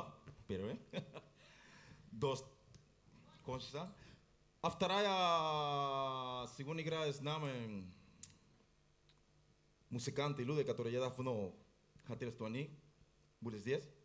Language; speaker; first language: Russian; non-native, learner; Spanish